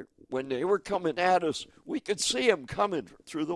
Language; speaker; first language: English; native; English